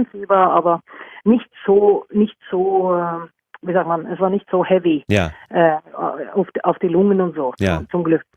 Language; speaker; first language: German; non-native, fluent; Norwegian